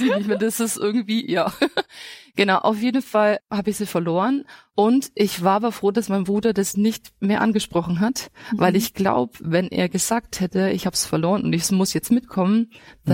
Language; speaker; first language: German; native; German